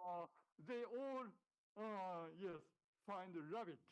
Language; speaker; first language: English; non-native, learner; Japanese